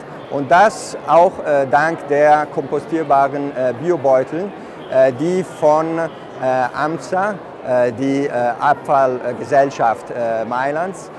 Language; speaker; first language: German; non-native, fluent; Italian